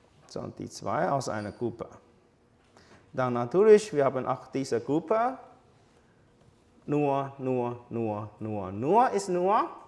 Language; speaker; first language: German; non-native, fluent; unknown